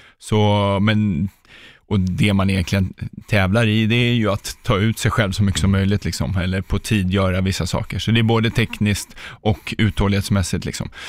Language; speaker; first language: Swedish; early bilingual, other home language; Czech